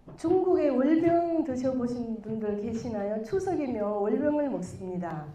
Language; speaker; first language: Korean; non-native, fluent; Chinese